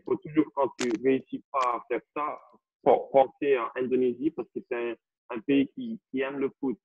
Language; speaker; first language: French; non-native, local second language; Dutch